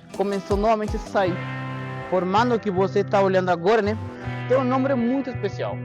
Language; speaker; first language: Portuguese; non-native, fluent; Spanish